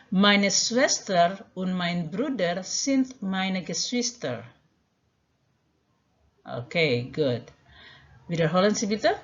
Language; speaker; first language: German; non-native, fluent; Indonesian